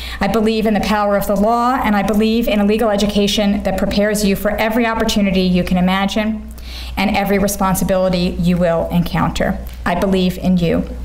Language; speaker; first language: English; native; English